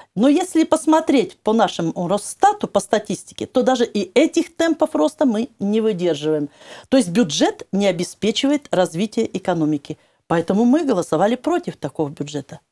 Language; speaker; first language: Russian; native; Russian